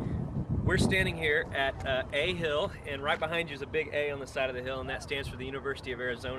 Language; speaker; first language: English; native; English